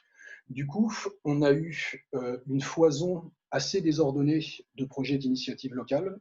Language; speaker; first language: French; native; French